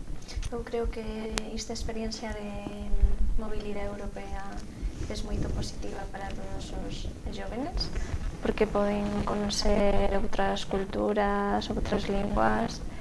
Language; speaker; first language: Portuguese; non-native, learner; Spanish